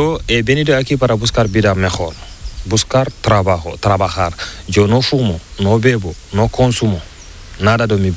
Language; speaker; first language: Spanish; non-native, learner; Fula